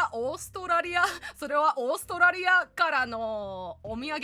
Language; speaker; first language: Japanese; non-native, learner; English